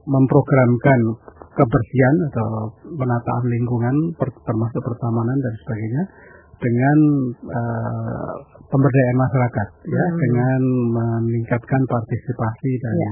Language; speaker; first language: Indonesian; native; Indonesian